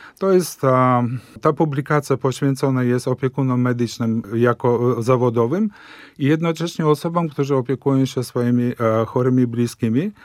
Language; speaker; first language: Polish; early bilingual, heritage; Polish